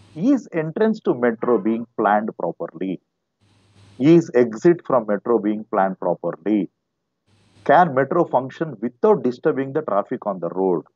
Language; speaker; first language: English; non-native, local second language; Telugu